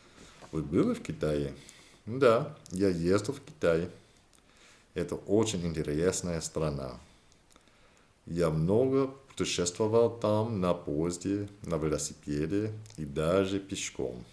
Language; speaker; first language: Russian; non-native, learner; English